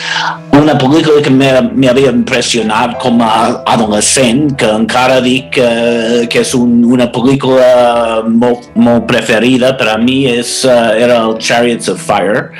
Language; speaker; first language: Catalan; non-native, fluent; English